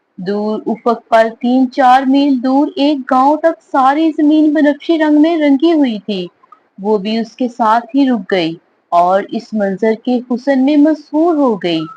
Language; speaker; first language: Urdu; native; Urdu